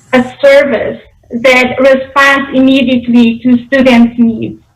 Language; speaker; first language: English; non-native, fluent; Polish